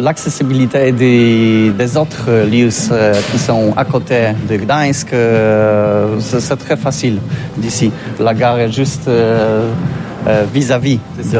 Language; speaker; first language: French; non-native, learner; Polish